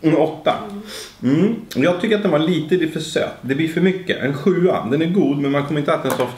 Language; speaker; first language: Swedish; native; Swedish